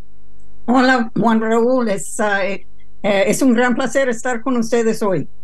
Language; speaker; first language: Spanish; non-native, fluent; English